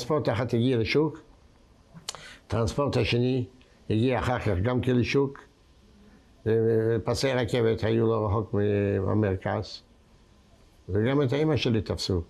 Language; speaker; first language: Hebrew; non-native, fluent; Yiddish